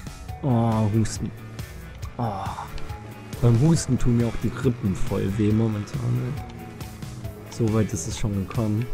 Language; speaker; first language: German; native; German